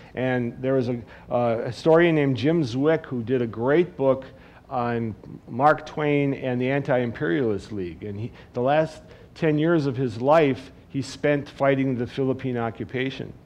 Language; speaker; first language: English; native; English